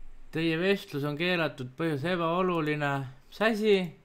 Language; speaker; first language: Estonian; native; Estonian